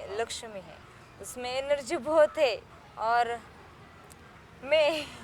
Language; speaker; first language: Hindi; non-native, local second language; Marathi